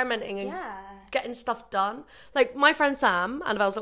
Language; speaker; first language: English; native; English